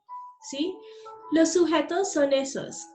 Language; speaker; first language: Spanish; non-native, fluent; English